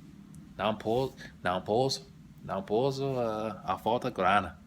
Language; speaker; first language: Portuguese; non-native, learner; English